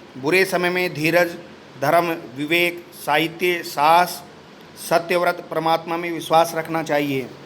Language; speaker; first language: Hindi; native; Hindi